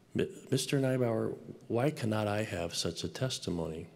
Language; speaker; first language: English; native; English